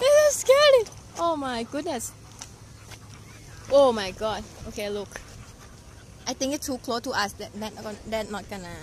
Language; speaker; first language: English; non-native, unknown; Thai